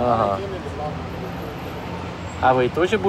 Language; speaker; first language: Russian; non-native, fluent; Dutch